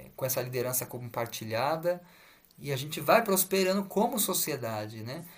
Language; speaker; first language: Portuguese; native; Portuguese